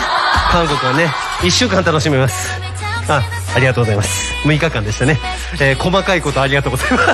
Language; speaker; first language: Japanese; native; Japanese